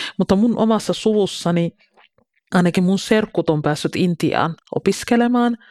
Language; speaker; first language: Finnish; early bilingual, other home language; Somali